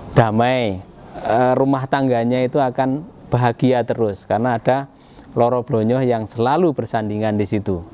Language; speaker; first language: Indonesian; native; Indonesian